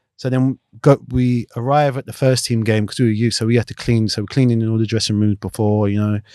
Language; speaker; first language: English; native; English